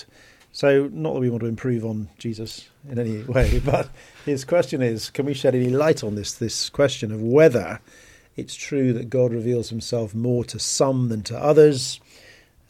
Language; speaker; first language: English; native; English